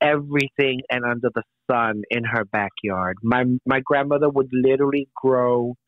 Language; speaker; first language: English; native; English